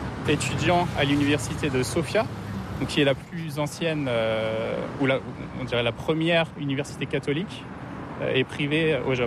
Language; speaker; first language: French; native; French